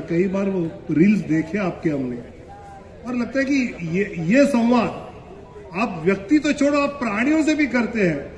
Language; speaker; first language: Hindi; non-native, local second language; Marathi